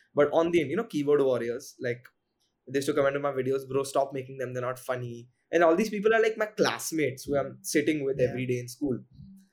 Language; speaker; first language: English; non-native, local second language; Hindi